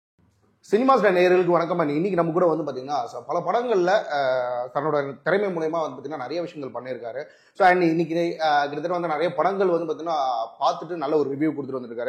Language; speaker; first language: Tamil; native; Tamil